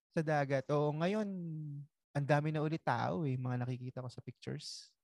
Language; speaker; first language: Filipino; native; Filipino